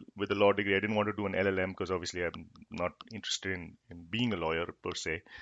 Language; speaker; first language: English; non-native, local second language; Hindi